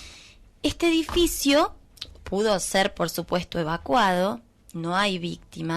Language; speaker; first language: Spanish; native; Spanish